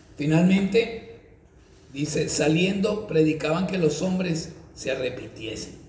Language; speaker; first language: Spanish; native; Spanish